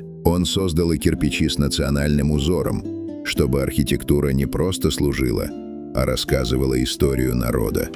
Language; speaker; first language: Russian; native; Russian